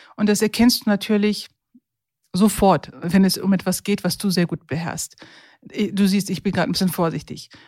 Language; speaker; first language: German; early bilingual, other home language; Turkish